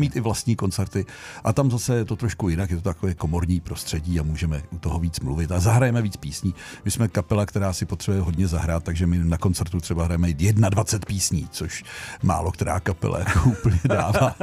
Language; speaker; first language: Czech; native; Czech